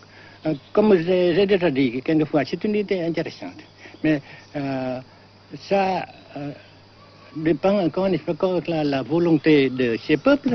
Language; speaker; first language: French; non-native, fluent; Vietnamese